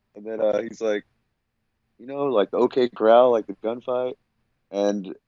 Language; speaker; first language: English; native; English